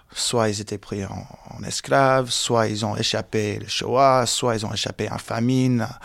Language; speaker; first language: French; early bilingual, heritage; English